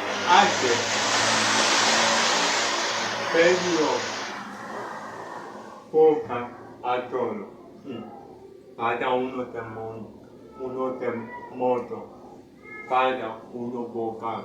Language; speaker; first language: Spanish; non-native, learner; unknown